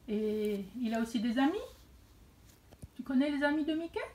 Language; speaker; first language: French; native; French